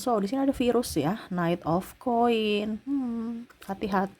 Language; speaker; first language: Indonesian; native; Indonesian